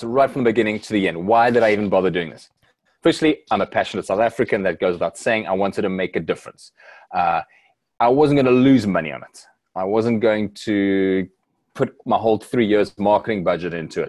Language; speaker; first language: English; native; English